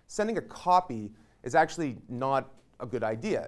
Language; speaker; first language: English; native; English